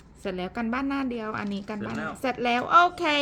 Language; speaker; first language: Thai; native; Thai